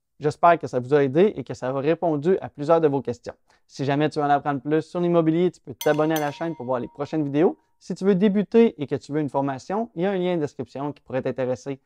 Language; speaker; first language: French; native; French